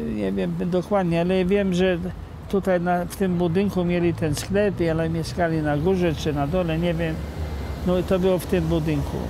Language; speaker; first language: Polish; non-native, local second language; Yiddish